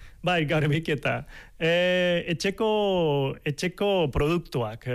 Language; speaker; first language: Basque; non-native, local second language; Spanish